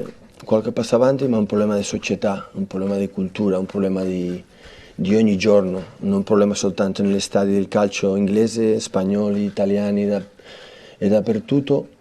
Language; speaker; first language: Italian; non-native, fluent; Catalan